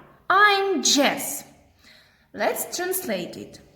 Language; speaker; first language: English; non-native, fluent; Ukrainian